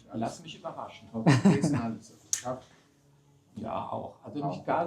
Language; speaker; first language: German; native; German